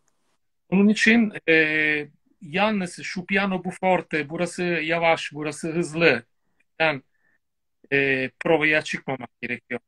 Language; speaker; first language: Turkish; non-native, fluent; Italian